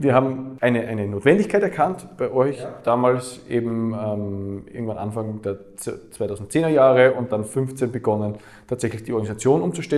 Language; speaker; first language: German; native; German